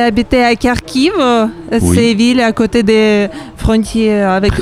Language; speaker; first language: French; non-native, learner; Ukrainian